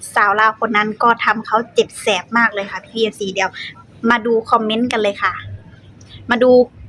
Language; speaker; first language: Thai; native; Thai